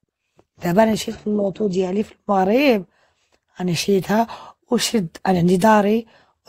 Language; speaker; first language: Arabic; early bilingual, heritage; French